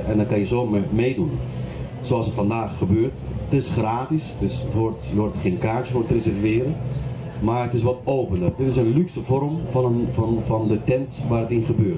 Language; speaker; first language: Dutch; non-native, fluent; Arabic